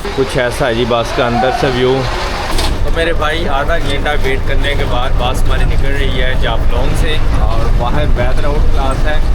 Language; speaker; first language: Urdu; native; Urdu